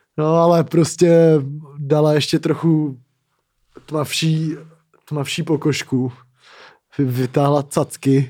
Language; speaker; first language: Czech; native; Czech